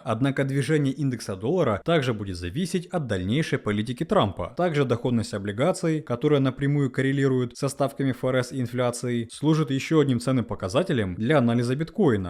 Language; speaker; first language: Russian; native; Russian